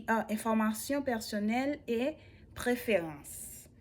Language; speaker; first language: French; non-native, learner; English